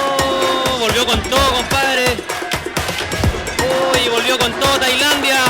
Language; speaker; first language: Spanish; native; Spanish